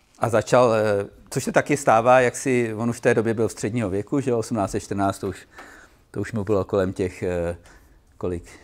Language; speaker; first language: Czech; native; Czech